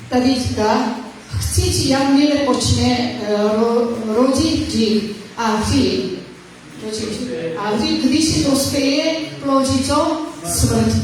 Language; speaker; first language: Czech; non-native, fluent; Korean